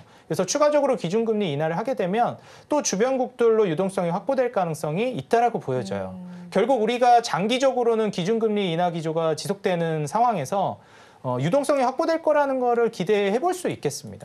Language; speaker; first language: Korean; native; Korean